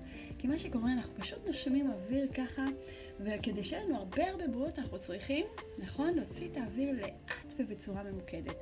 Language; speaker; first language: Hebrew; native; Hebrew